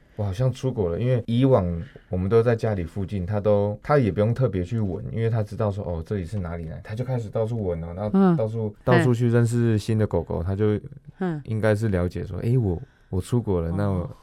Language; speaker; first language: Chinese; native; Chinese